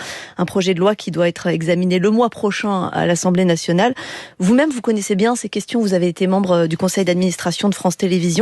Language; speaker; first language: French; native; French